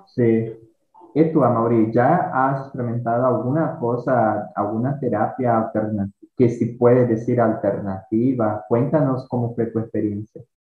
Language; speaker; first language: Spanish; non-native, fluent; Portuguese